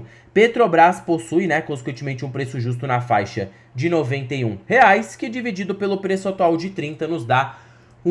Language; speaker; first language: Portuguese; native; Portuguese